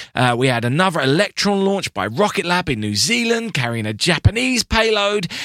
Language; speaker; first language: English; native; English